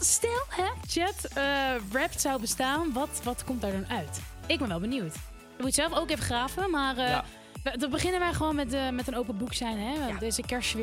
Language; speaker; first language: Dutch; native; Dutch